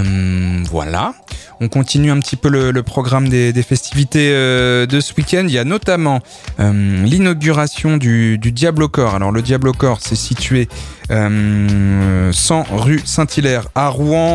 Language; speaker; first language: French; native; French